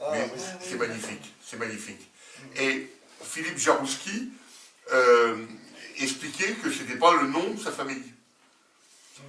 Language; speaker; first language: French; native; French